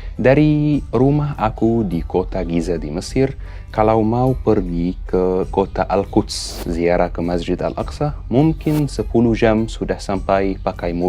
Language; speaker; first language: Indonesian; non-native, fluent; Arabic